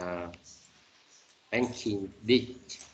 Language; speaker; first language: English; non-native, learner; Vietnamese